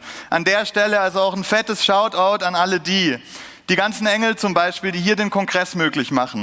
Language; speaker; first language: German; native; German